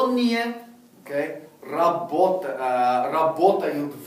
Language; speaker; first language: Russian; non-native, fluent; English